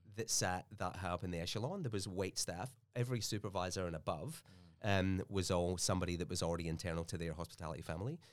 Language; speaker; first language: English; native; English